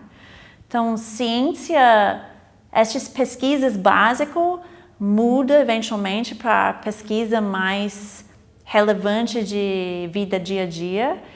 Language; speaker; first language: Portuguese; non-native, fluent; English